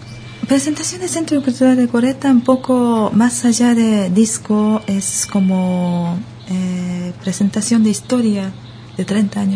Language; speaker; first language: Spanish; non-native, learner; Japanese